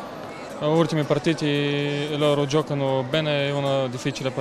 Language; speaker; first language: Italian; non-native, learner; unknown